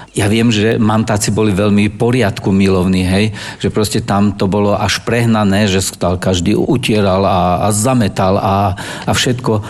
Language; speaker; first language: Slovak; non-native, local second language; German